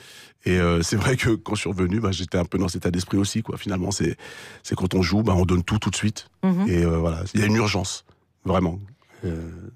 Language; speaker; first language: French; native; French